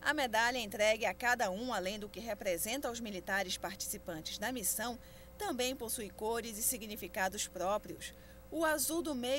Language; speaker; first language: Portuguese; native; Portuguese